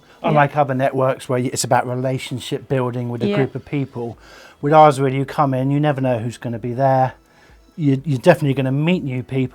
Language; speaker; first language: English; native; English